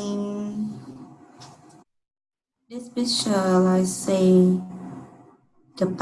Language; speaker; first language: English; non-native, learner; Vietnamese